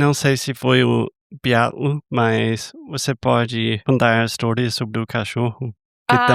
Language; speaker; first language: Portuguese; non-native, fluent; English